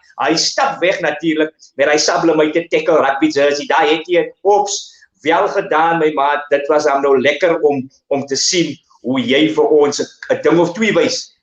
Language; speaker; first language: Afrikaans; native; Afrikaans